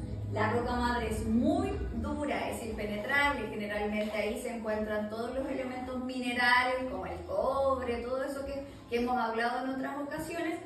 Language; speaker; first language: Spanish; native; Spanish